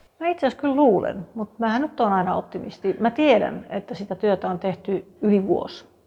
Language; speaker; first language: Finnish; native; Finnish